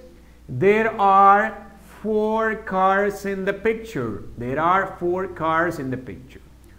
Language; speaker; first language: English; non-native, fluent; Spanish